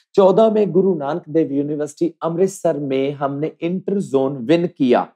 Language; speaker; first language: Hindi; native; Hindi